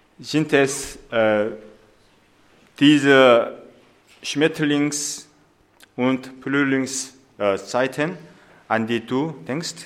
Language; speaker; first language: German; non-native, fluent; Korean